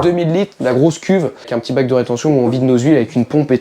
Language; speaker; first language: French; native; French